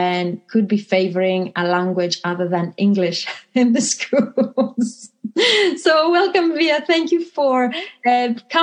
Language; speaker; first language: English; non-native, fluent; Greek